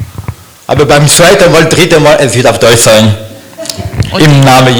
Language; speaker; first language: German; non-native, learner; French